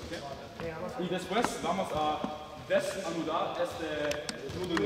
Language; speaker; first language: Spanish; non-native, learner; German